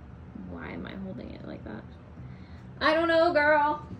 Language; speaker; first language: English; native; English